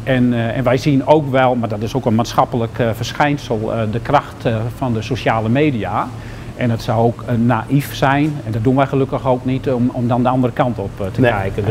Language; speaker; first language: Dutch; native; Dutch